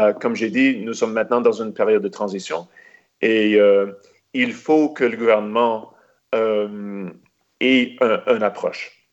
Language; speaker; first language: French; non-native, local second language; English